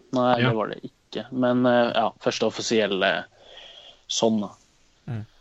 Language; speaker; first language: Norwegian; native; Norwegian